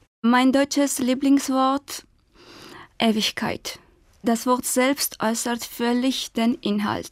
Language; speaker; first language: German; non-native, fluent; Armenian